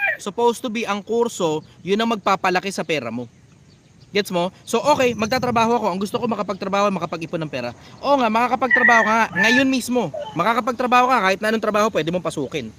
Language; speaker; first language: Filipino; native; Filipino